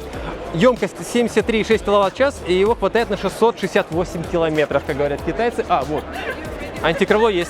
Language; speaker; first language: Russian; native; Russian